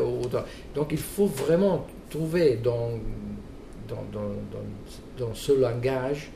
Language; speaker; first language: French; non-native, fluent; Italian